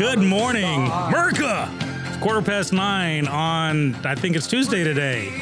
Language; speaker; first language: English; native; English